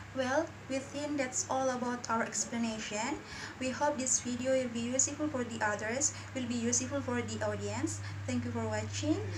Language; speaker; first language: English; non-native, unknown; Indonesian